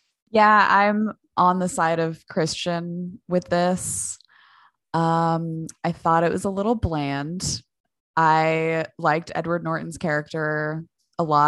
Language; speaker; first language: English; native; English